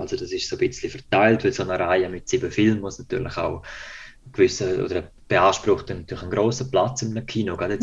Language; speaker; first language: German; native; German